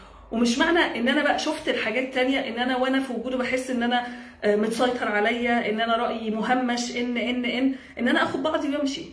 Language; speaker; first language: Arabic; native; Arabic